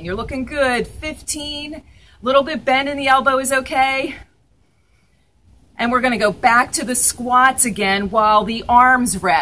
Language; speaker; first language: English; native; English